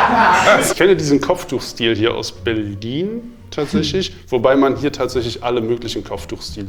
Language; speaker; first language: German; native; German